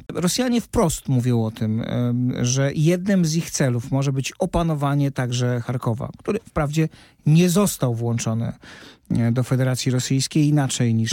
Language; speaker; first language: Polish; native; Polish